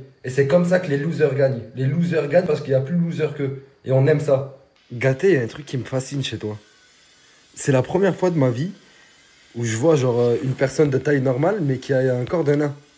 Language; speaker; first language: French; native; French